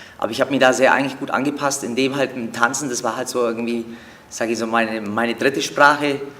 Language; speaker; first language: German; early bilingual, other home language; Turkish